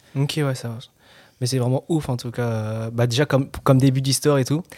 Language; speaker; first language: French; native; French